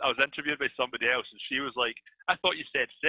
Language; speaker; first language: English; native; English